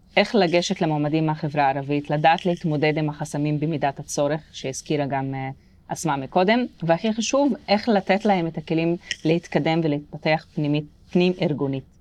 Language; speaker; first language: Hebrew; non-native, local second language; Arabic